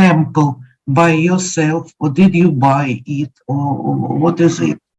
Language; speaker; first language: English; non-native, learner; Ukrainian